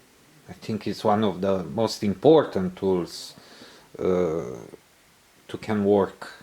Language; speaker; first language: English; non-native, learner; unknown